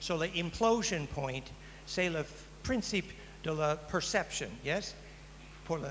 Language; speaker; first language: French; non-native, learner; English